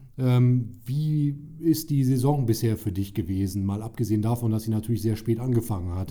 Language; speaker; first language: German; native; German